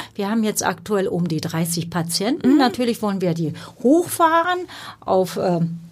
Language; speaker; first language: German; non-native, fluent; Turkish